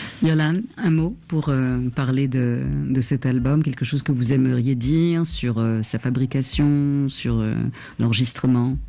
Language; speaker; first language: French; native; French